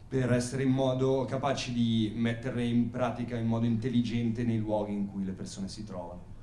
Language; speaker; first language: Italian; native; Italian